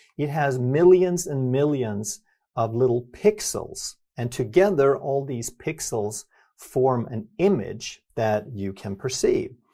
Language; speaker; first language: English; non-native, fluent; Swedish